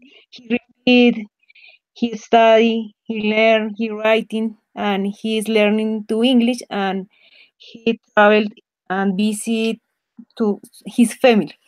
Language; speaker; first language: English; non-native, learner; Spanish